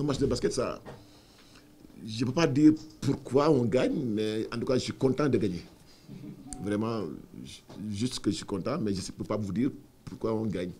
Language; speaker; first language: French; non-native, local second language; Wolof